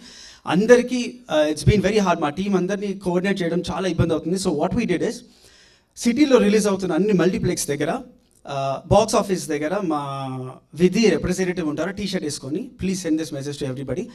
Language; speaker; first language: Telugu; native; Telugu